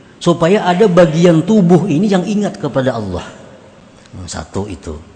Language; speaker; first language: Indonesian; non-native, local second language; Banjar